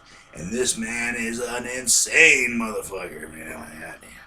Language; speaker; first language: English; native; English